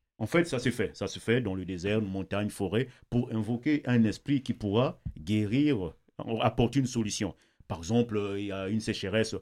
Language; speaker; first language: French; non-native, local second language; Kongo